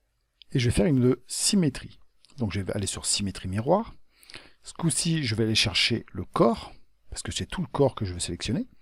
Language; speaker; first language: French; native; French